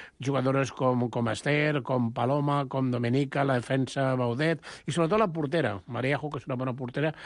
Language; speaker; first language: Catalan; non-native, local second language; Spanish